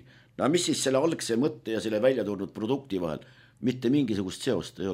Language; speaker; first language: Estonian; native; Estonian